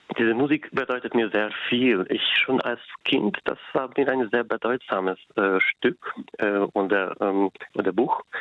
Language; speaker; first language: German; non-native, fluent; Hungarian